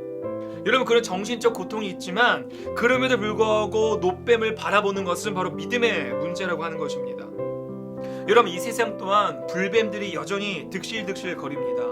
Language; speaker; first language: Korean; native; Korean